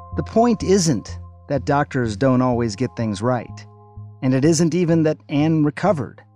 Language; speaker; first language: English; native; English